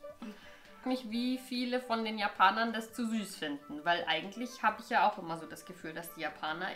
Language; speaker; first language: German; native; German